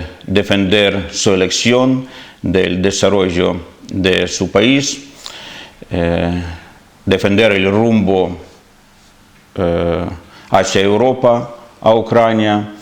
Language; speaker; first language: Spanish; non-native, fluent; Ukrainian